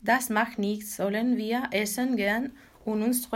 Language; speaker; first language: German; non-native, learner; Spanish